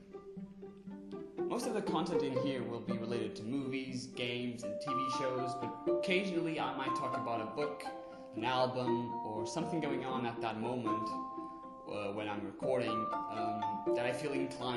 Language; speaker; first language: English; non-native, fluent; Portuguese